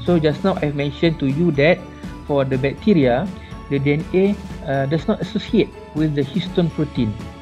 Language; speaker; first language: English; non-native, local second language; Malay